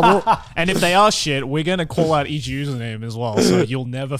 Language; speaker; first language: English; native; English